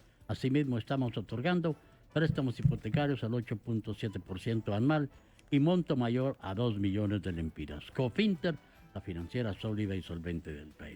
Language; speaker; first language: Spanish; native; Spanish